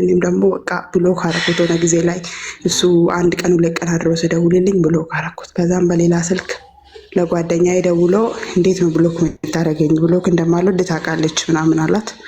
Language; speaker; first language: Amharic; non-native, local second language; Oromo